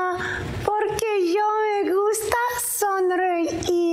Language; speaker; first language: Spanish; non-native, learner; English